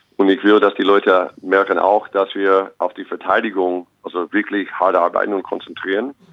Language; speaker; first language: German; non-native, fluent; English